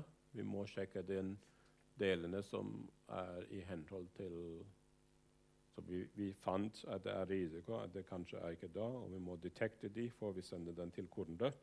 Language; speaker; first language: Norwegian; non-native, fluent; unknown